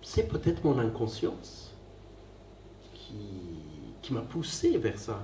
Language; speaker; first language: French; non-native, fluent; Persian